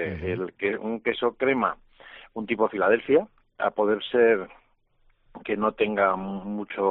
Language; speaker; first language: Spanish; native; Spanish